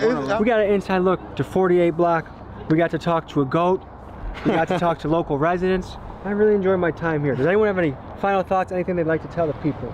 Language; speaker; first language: English; native; English